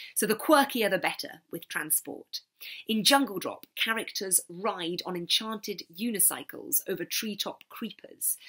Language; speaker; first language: English; native; English